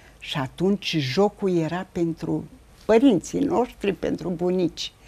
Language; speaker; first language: Romanian; native; Romanian